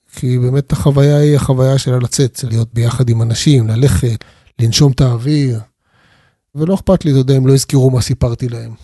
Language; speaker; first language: Hebrew; native; Hebrew